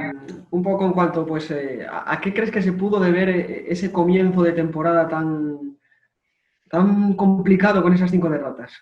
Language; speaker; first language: Spanish; native; Spanish